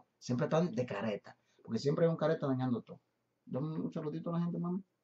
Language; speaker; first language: Spanish; native; Spanish